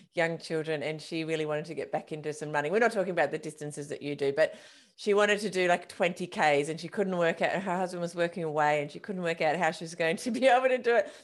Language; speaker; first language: English; native; English